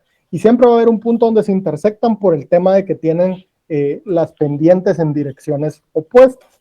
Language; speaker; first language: Spanish; native; Spanish